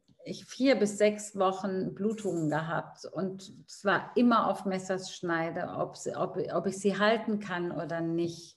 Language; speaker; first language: German; native; German